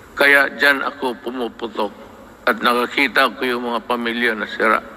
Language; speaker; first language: English; non-native, local second language; Cebuano